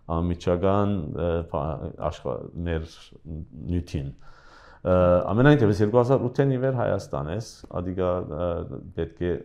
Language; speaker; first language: Armenian; early bilingual, heritage; Armenian